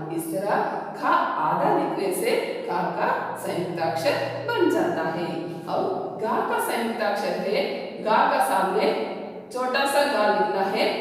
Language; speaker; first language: Hindi; non-native, local second language; Kannada